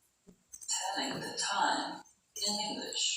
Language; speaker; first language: English; non-native, learner; Indonesian